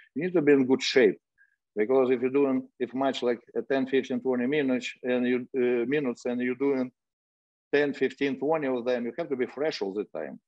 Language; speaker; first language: English; non-native, fluent; Russian